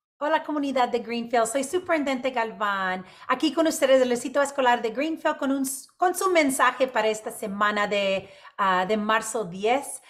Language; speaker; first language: Spanish; non-native, local second language; English